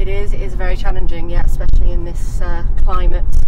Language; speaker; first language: English; native; English